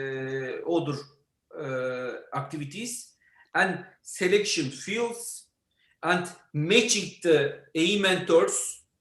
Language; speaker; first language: English; non-native, learner; Turkish